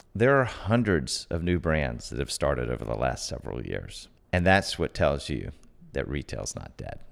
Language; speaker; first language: English; native; English